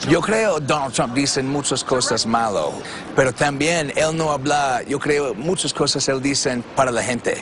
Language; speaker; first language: Spanish; non-native, learner; English